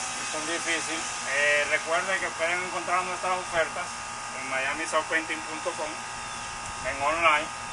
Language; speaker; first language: Spanish; native; Spanish